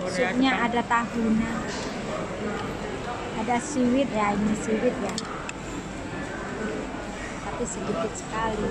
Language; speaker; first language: Indonesian; non-native, local second language; Javanese